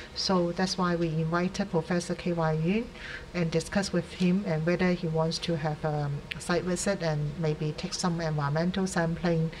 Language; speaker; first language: English; non-native, local second language; Cantonese